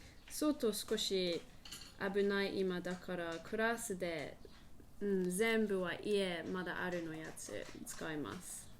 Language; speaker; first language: Japanese; non-native, learner; English